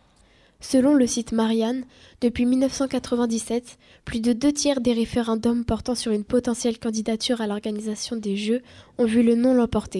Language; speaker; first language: French; native; French